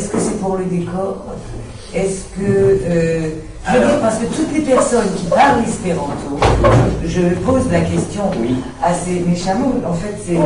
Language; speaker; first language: French; native; French